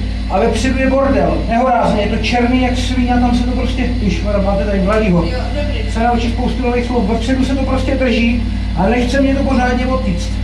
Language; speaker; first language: Czech; native; Czech